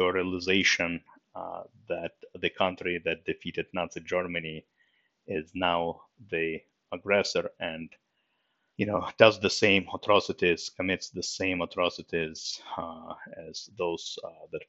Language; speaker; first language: English; non-native, fluent; Russian